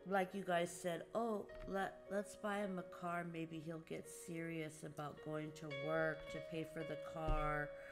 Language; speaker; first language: English; early bilingual, other home language; Portuguese